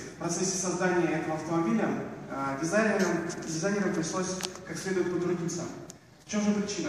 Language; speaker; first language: Russian; native; Russian